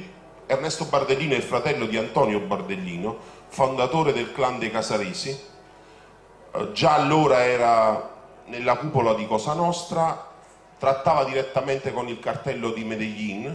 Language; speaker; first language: Italian; native; Italian